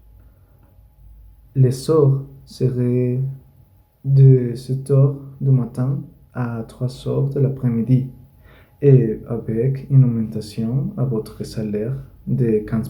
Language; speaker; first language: French; non-native, learner; Spanish